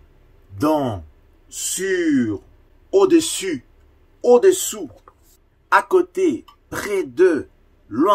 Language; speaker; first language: French; non-native, fluent; Spanish